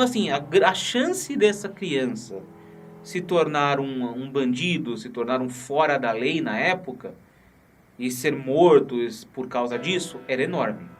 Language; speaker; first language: Portuguese; native; Portuguese